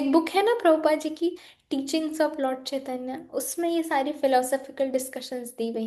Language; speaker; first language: Hindi; native; Hindi